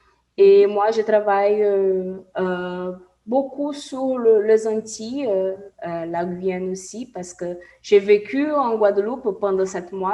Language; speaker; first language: French; non-native, fluent; Portuguese